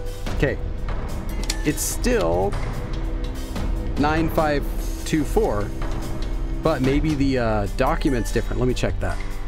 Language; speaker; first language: English; native; English